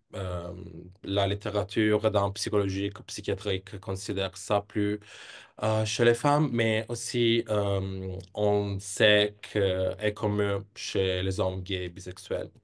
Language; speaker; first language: French; non-native, fluent; Italian